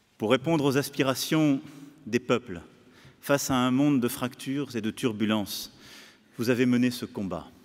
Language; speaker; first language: French; native; French